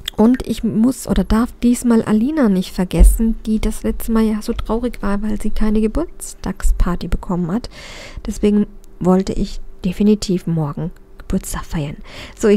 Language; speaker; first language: German; native; German